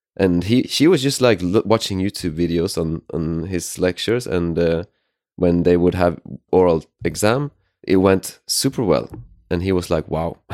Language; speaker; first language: English; non-native, fluent; Swedish